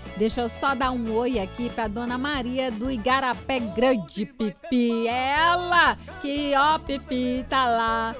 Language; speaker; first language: Portuguese; native; Portuguese